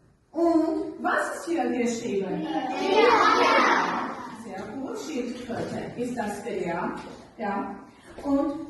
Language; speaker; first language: German; non-native, learner; Armenian